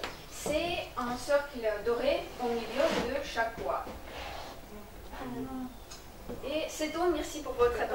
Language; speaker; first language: French; non-native, learner; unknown